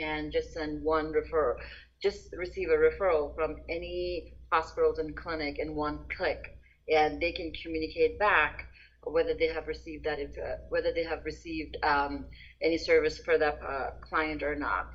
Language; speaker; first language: English; non-native, local second language; Nepali